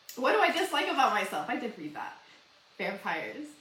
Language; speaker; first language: English; early bilingual, other home language; Spanish